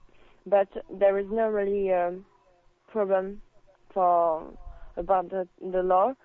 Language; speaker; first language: English; non-native, learner; French